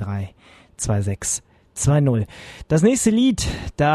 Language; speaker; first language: German; native; German